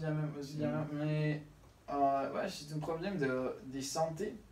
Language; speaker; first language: French; non-native, learner; Spanish